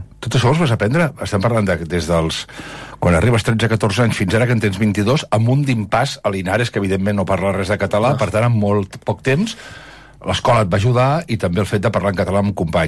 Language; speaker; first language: Catalan; native; Catalan